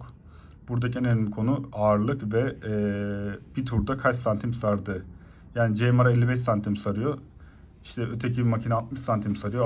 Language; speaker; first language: Turkish; native; Turkish